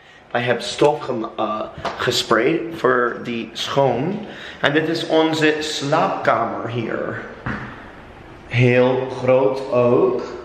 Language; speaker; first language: Dutch; non-native, learner; English